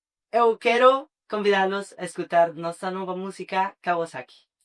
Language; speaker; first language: Portuguese; non-native, learner; Spanish